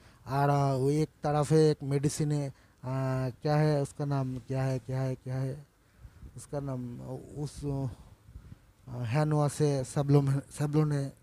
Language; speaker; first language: Hindi; non-native, learner; Bangla